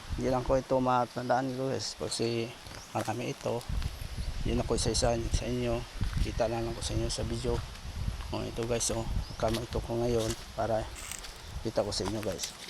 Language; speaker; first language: Filipino; non-native, local second language; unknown